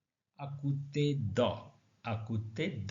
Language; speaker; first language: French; non-native, learner; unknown